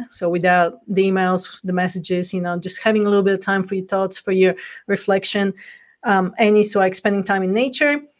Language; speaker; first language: English; non-native, fluent; Bulgarian